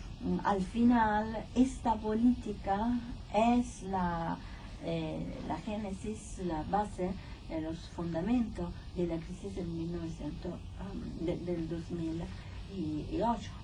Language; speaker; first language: Spanish; non-native, fluent; Italian